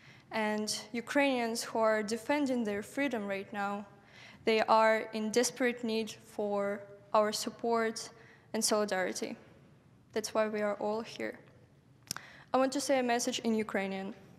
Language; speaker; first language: English; non-native, fluent; Ukrainian